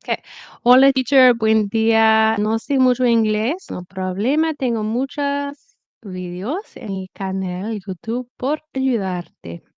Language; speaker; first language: Spanish; non-native, learner; English